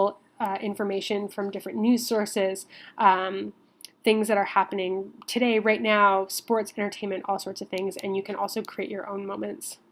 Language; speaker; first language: English; native; English